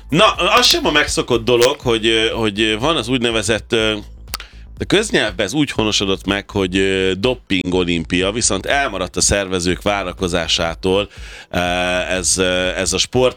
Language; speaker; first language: Hungarian; native; Hungarian